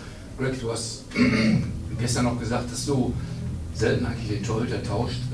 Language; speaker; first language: German; native; German